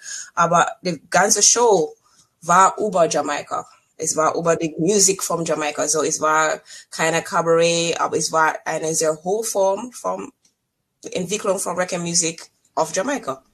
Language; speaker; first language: German; non-native, learner; English